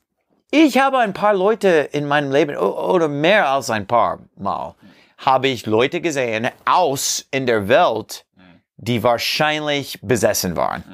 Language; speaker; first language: German; non-native, learner; English